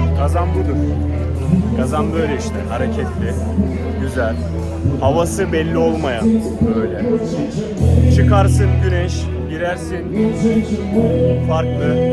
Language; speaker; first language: Turkish; native; Turkish